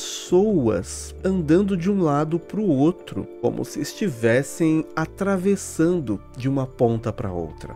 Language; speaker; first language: Portuguese; native; Portuguese